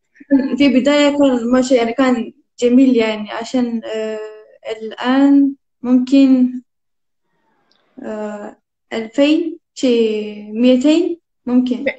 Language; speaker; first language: Arabic; non-native, learner; Turkish